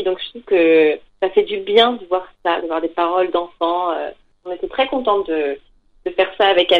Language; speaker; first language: French; native; French